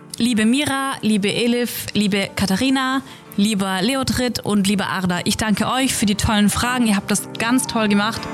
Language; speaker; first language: German; native; German